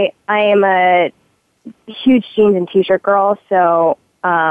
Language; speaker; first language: English; native; English